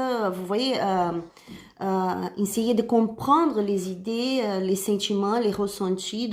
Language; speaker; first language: French; non-native, learner; Spanish